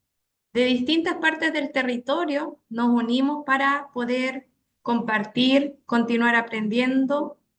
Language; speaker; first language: Spanish; native; Spanish